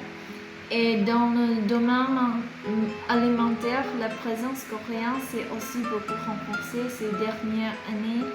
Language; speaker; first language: French; non-native, fluent; Korean